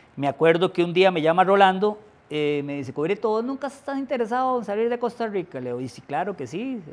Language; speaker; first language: Spanish; native; Spanish